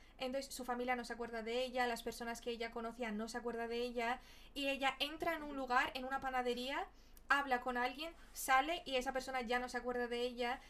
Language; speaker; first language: Spanish; early bilingual, other home language; Portuguese